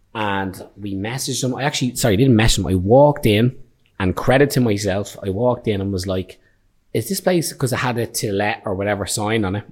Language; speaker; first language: English; native; English